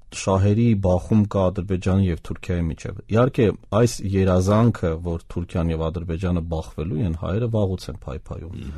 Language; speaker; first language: Armenian; native; Armenian